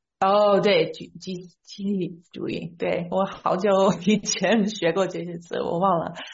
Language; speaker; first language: Chinese; non-native, fluent; English